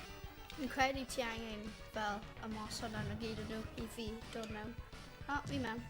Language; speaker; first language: Welsh; non-native, local second language; English